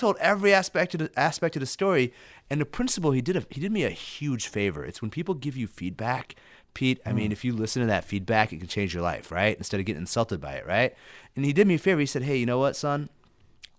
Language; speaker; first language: English; early bilingual, other home language; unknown